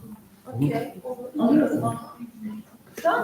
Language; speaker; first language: Turkish; native; Turkish